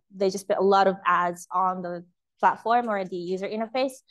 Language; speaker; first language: English; early bilingual, other home language; Japanese